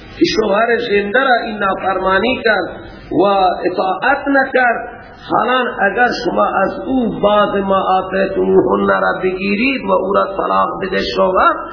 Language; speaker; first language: Persian; non-native, local second language; Baluchi